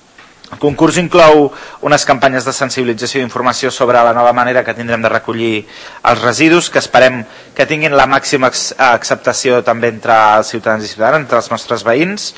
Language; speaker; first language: Catalan; native; Catalan